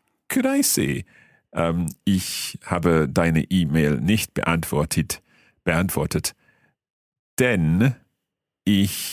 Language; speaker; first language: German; non-native, fluent; English